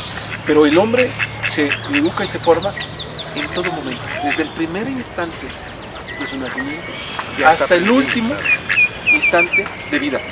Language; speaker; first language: Spanish; native; Spanish